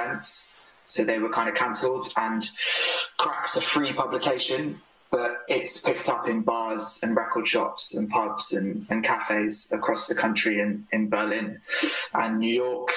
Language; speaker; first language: English; native; English